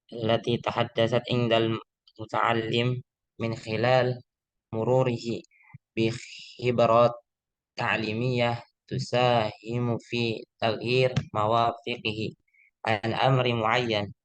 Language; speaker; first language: Arabic; non-native, learner; Indonesian